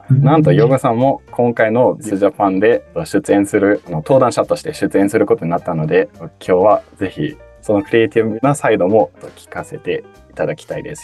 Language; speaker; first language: Japanese; native; Japanese